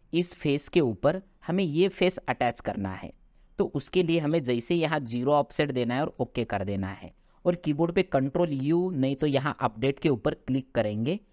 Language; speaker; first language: Hindi; non-native, local second language; Marathi